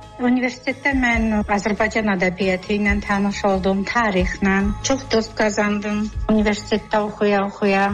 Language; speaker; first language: Azerbaijani; non-native, fluent; Georgian